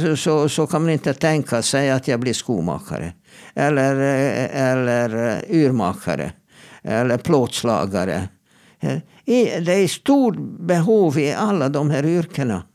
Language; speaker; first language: Swedish; non-native, fluent; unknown